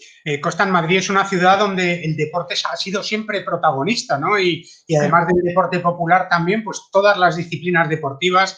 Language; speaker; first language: Spanish; native; Spanish